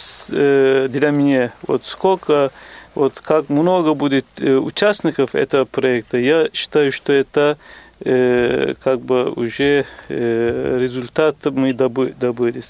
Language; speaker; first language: Russian; non-native, fluent; Turkish